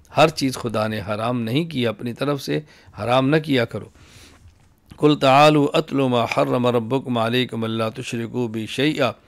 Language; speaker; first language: Urdu; native; Urdu